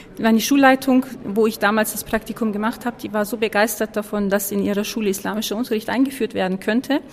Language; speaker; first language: German; early bilingual, other home language; Turkish